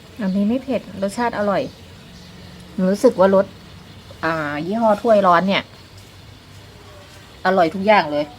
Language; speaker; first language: Thai; native; Thai